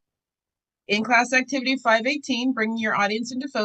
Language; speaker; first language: English; native; English